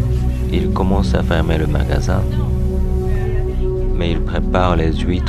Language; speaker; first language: French; non-native, fluent; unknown